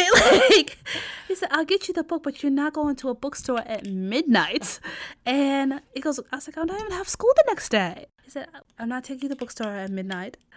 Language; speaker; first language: English; non-native, fluent; Arabic